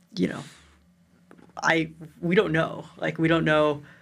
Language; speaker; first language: English; native; English